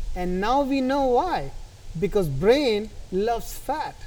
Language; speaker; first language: English; non-native, local second language; Hindi